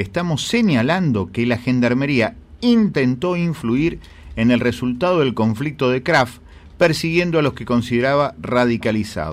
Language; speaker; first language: Spanish; native; Spanish